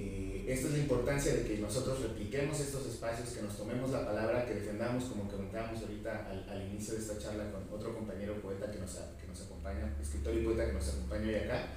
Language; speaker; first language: Spanish; native; Spanish